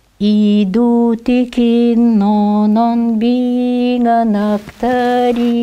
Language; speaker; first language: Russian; non-native, local second language; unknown